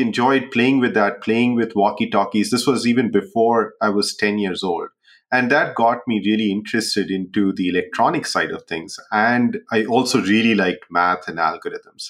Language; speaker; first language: English; non-native, local second language; Hindi